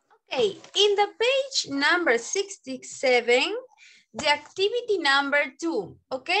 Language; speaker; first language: English; non-native, learner; Spanish